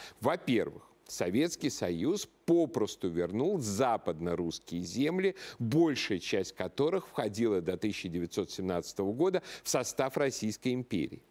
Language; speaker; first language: Russian; native; Russian